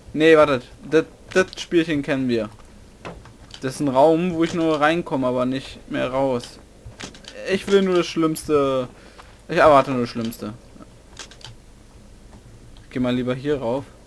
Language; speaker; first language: German; native; German